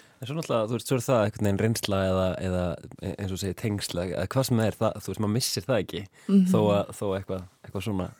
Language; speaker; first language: Icelandic; native; Icelandic